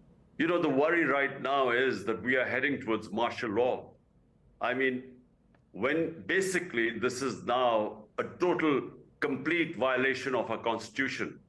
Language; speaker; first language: English; non-native, local second language; Urdu